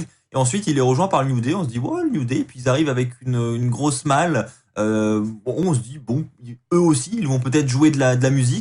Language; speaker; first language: French; native; French